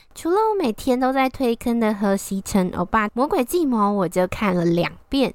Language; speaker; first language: Chinese; native; Chinese